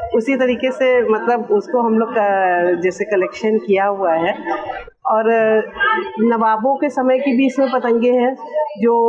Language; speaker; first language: Hindi; native; Hindi